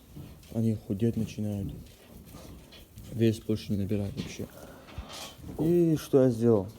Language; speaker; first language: Russian; non-native, local second language; Ossetic